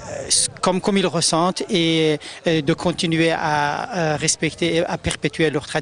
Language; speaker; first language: French; native; French